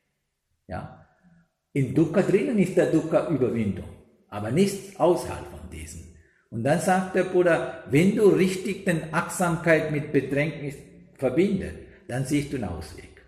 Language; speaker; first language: German; non-native, learner; Sinhala